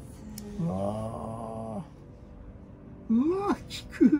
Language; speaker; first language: Japanese; native; Japanese